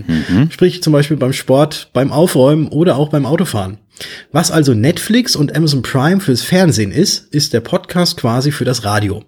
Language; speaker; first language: German; native; German